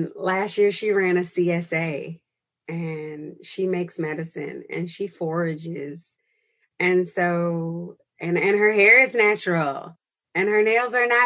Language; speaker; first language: English; native; English